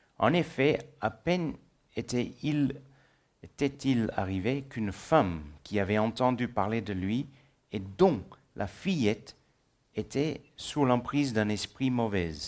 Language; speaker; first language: French; non-native, fluent; English